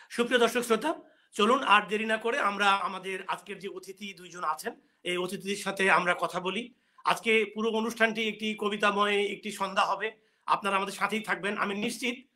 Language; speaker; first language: Bangla; native; Bangla